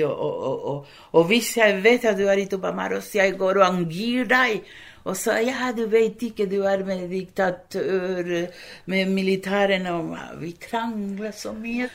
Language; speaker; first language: Norwegian; non-native, fluent; Spanish